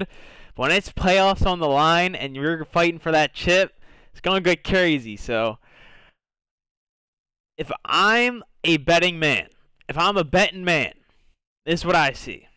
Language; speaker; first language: English; native; English